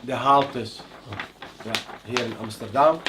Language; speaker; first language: Dutch; non-native, learner; Arabic